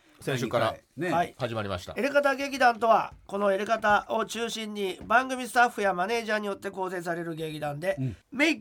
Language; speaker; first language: Japanese; native; Japanese